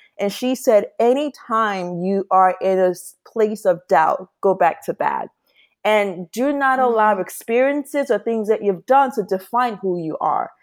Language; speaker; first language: English; non-native, local second language; Yoruba